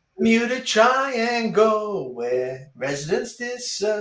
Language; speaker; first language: English; native; English